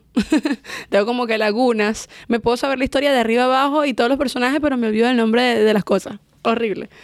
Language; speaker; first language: Spanish; native; Spanish